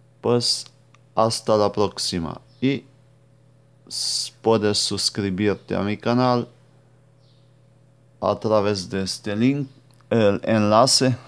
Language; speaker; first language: Spanish; non-native, fluent; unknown